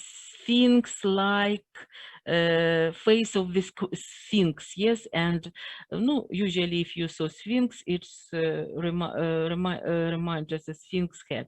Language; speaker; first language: English; non-native, fluent; Russian